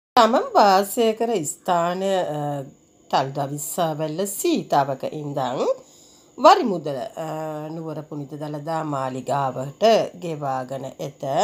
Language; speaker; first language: Sinhala; non-native, local second language; Tamil